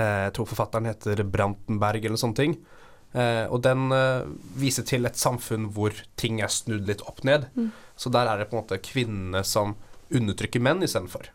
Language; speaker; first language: Norwegian; native; Norwegian